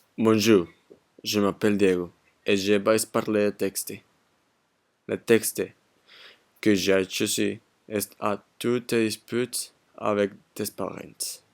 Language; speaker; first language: French; non-native, learner; Spanish